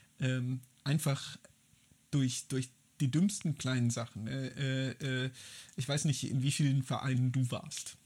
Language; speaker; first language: German; native; German